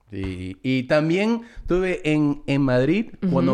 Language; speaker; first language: Spanish; early bilingual, heritage; Spanish